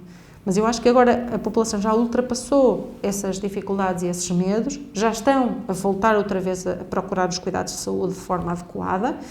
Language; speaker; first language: Portuguese; native; Portuguese